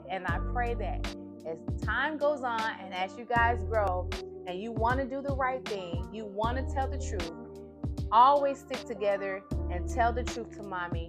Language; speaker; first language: English; native; English